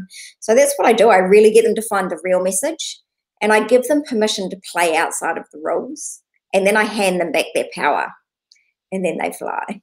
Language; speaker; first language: English; native; English